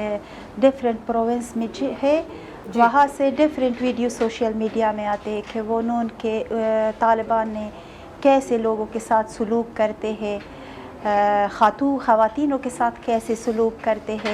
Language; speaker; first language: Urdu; non-native, fluent; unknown